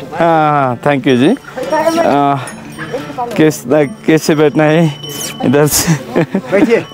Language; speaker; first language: Hindi; non-native, learner; Bangla